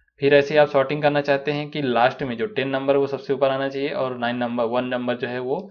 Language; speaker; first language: Hindi; native; Hindi